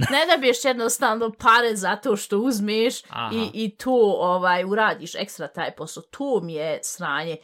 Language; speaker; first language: Bosnian; early bilingual, heritage; Bosnian